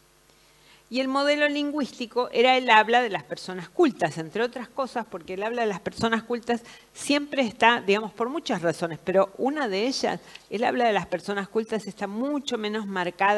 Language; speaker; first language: Spanish; native; Spanish